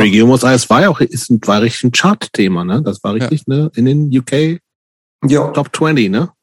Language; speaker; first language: German; native; German